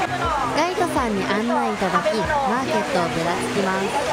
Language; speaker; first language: Japanese; native; Japanese